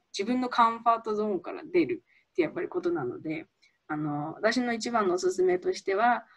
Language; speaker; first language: Japanese; early bilingual, heritage; Japanese